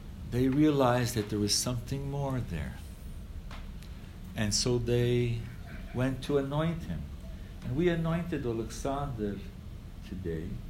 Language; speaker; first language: English; early bilingual, other home language; Ukrainian